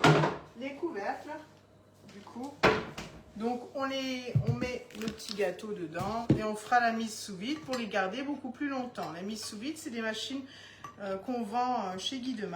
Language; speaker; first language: French; native; French